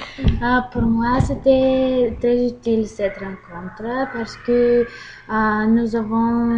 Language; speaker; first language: French; non-native, learner; Bulgarian